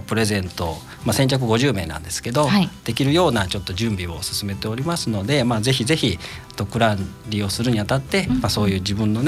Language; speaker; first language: Japanese; native; Japanese